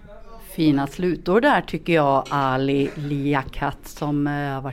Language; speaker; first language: Swedish; native; Swedish